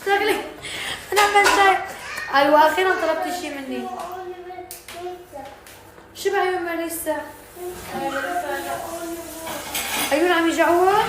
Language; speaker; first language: Arabic; native; Arabic